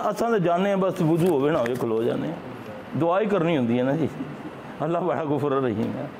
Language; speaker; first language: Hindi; non-native, local second language; Punjabi